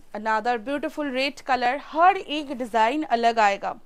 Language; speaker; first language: Hindi; non-native, local second language; Bangla